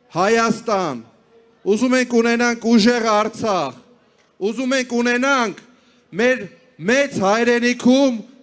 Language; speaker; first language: Armenian; native; Armenian